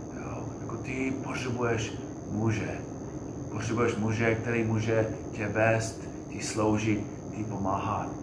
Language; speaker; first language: Czech; non-native, fluent; English